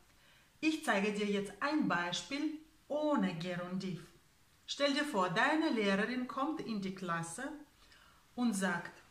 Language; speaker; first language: German; non-native, fluent; Russian